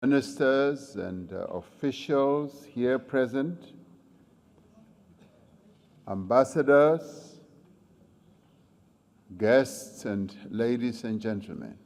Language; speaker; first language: English; non-native, local second language; Venda